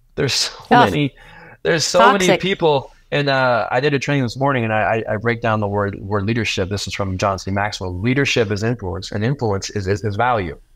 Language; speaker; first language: English; native; English